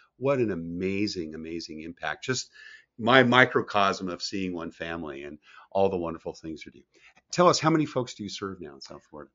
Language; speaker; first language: English; native; English